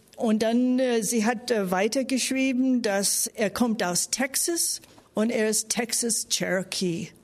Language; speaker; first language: German; non-native, fluent; English